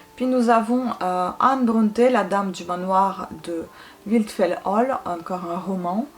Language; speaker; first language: French; non-native, fluent; Russian